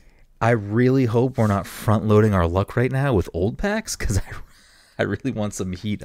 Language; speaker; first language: English; native; English